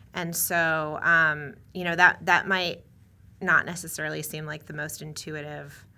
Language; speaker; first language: English; native; English